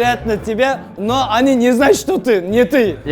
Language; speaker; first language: Russian; non-native, local second language; Kazakh